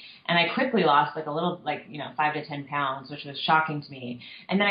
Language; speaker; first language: English; native; English